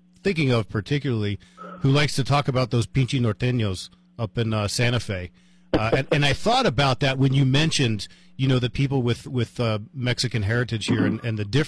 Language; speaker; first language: English; native; English